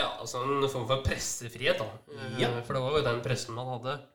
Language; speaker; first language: Norwegian; native; Norwegian